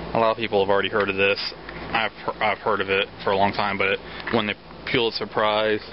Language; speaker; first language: English; native; English